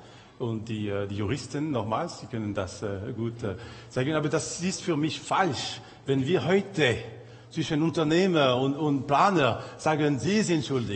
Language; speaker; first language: German; non-native, local second language; French